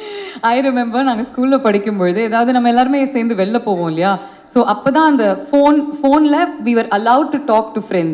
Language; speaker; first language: Tamil; native; Tamil